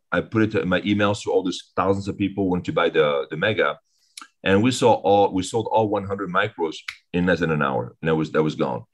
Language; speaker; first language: English; early bilingual, other home language; French